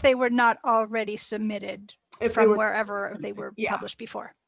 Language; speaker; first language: English; native; English